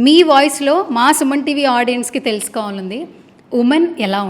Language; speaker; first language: Telugu; native; Telugu